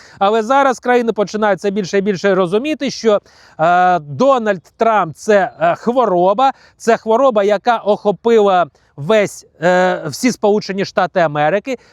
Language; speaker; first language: Ukrainian; native; Ukrainian